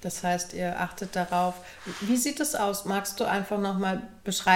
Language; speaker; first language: German; native; German